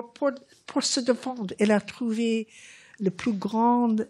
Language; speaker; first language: French; non-native, fluent; English